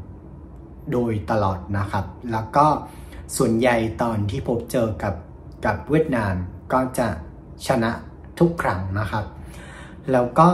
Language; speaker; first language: Thai; non-native, fluent; Vietnamese